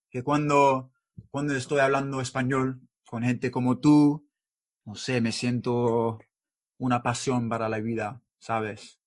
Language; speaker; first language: Spanish; non-native, learner; English